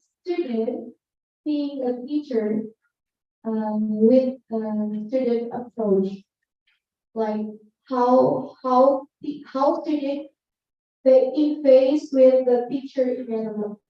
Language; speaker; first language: English; non-native, learner; Indonesian